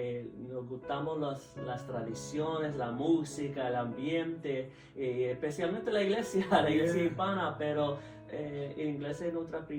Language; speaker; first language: Spanish; early bilingual, heritage; Spanish